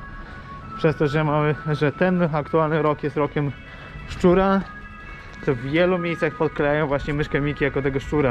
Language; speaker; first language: Polish; native; Polish